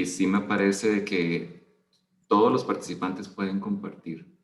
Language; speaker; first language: Spanish; native; Spanish